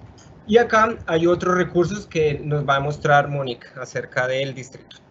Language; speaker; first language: Spanish; native; Spanish